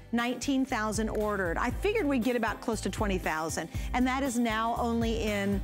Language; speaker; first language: English; native; English